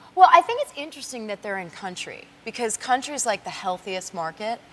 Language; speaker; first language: English; native; English